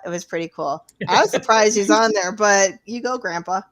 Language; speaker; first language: English; native; English